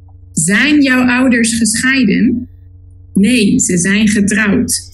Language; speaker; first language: Dutch; non-native, learner; Spanish